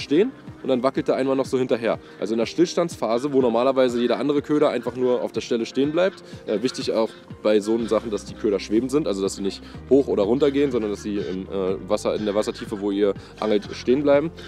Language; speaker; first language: German; native; German